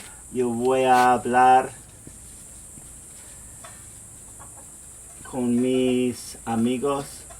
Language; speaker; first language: Spanish; non-native, fluent; English